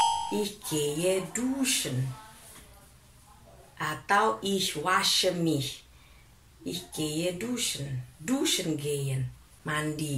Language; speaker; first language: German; non-native, fluent; Indonesian